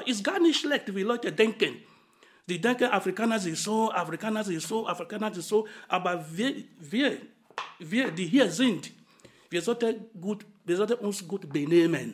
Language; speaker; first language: German; non-native, fluent; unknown